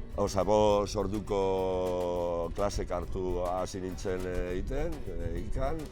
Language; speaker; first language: Basque; non-native, local second language; Spanish